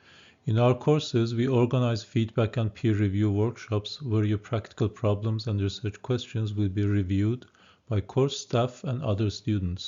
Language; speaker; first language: English; non-native, fluent; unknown